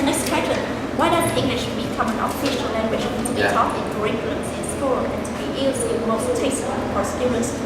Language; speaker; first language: English; non-native, learner; Vietnamese